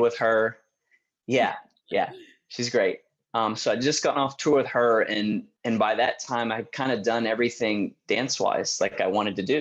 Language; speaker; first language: English; native; English